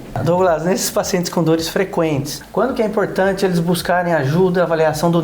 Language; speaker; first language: Portuguese; native; Portuguese